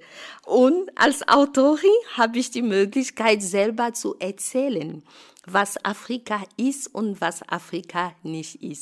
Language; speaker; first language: German; non-native, fluent; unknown